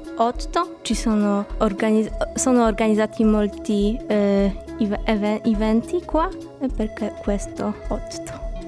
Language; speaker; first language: Italian; non-native, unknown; Polish